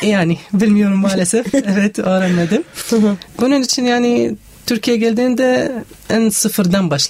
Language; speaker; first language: Turkish; non-native, learner; Arabic